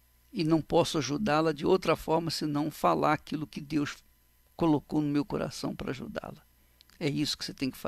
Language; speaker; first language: Portuguese; native; Portuguese